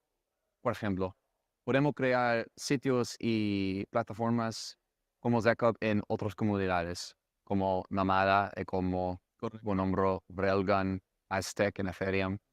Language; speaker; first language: Spanish; non-native, fluent; English